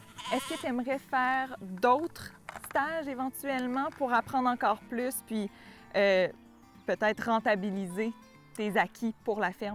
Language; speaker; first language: French; native; French